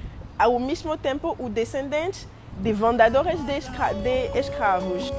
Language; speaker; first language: Portuguese; non-native, learner; French